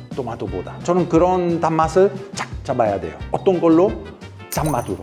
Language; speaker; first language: Korean; non-native, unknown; Italian